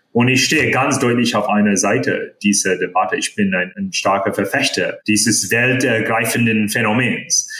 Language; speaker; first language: German; non-native, fluent; English